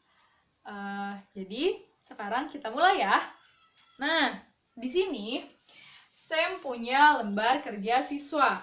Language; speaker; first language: Indonesian; native; Indonesian